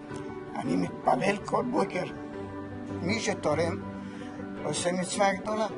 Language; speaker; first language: Hebrew; non-native, fluent; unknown